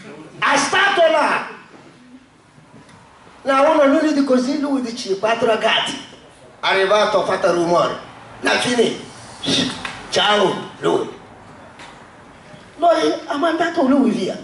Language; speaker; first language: Italian; non-native, learner; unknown